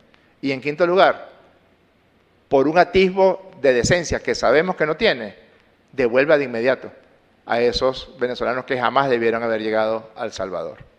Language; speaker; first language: Spanish; native; Spanish